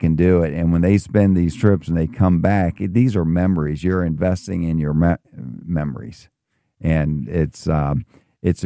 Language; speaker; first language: English; native; English